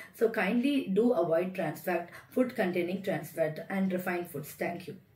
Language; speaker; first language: English; non-native, local second language; Tamil